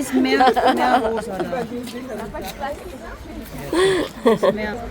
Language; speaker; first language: German; non-native, learner; Filipino